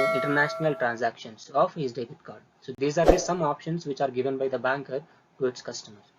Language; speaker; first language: English; non-native, local second language; Kannada